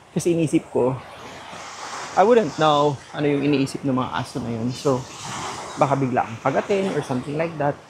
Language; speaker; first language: Filipino; non-native, local second language; Cebuano